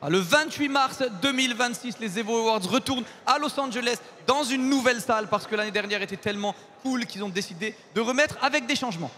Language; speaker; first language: French; native; French